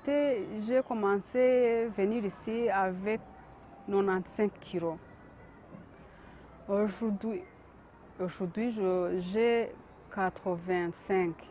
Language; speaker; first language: French; non-native, local second language; Kinyarwanda